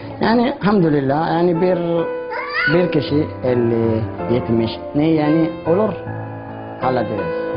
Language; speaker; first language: Turkish; non-native, learner; Somali